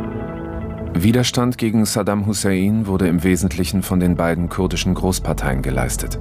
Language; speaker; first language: German; native; German